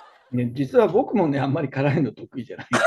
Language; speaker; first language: Japanese; native; Japanese